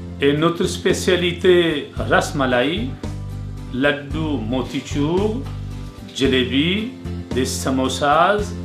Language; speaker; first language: French; non-native, learner; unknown